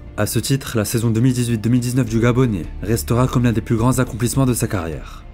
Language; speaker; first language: French; native; French